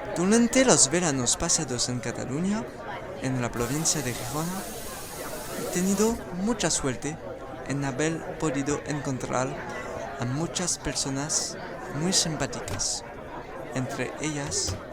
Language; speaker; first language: Spanish; non-native, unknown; French